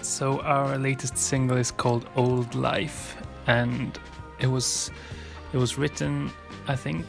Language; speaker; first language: English; non-native, fluent; Norwegian